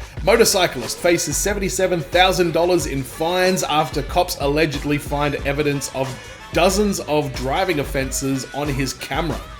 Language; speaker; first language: English; native; English